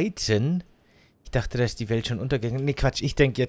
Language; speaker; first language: German; native; German